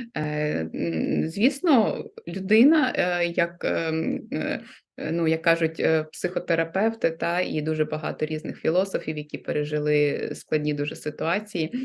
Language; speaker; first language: Ukrainian; non-native, local second language; Russian